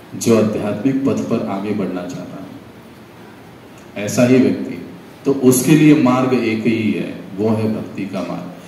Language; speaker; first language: Hindi; non-native, local second language; Marathi